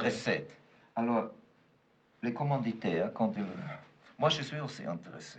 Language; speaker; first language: French; non-native, fluent; German